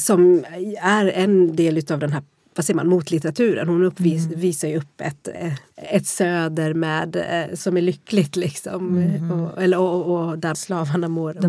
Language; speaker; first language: Swedish; native; Swedish